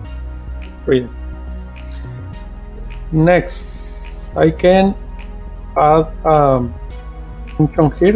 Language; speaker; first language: English; non-native, fluent; Spanish